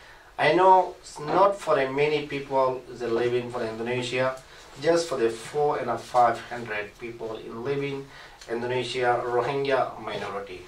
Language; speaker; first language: English; non-native, learner; Rohingya